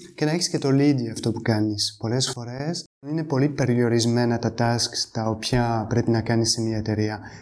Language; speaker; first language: Greek; non-native, fluent; French